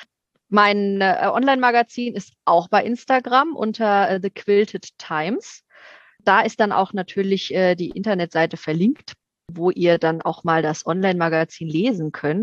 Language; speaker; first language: German; native; German